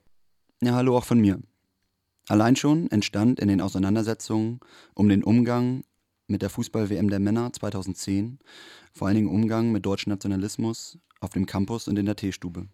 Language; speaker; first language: German; native; German